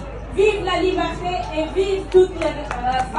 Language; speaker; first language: French; non-native, fluent; Persian